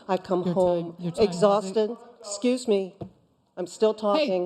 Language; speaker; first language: English; non-native, fluent; Spanish